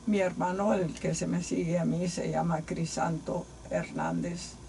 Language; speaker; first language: Spanish; native; Spanish